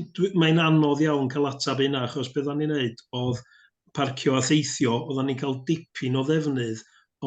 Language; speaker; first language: Welsh; native; Welsh